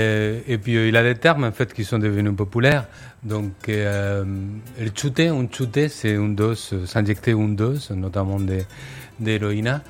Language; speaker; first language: French; non-native, fluent; Spanish